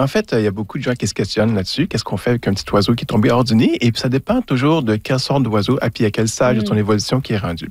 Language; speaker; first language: French; native; French